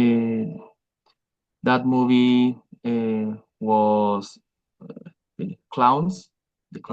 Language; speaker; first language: English; non-native, learner; Spanish